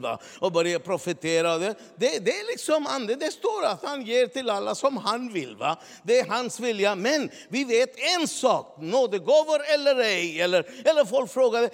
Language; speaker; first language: Swedish; non-native, fluent; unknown